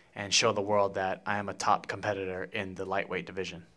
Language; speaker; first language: English; native; English